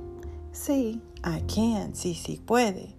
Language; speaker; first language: Spanish; non-native, learner; English